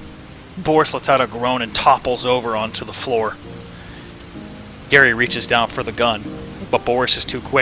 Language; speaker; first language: English; native; English